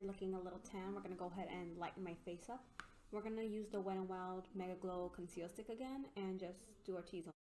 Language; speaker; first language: English; native; English